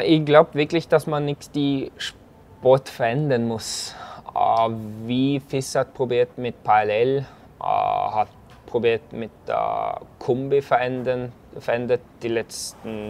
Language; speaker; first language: German; non-native, fluent; Norwegian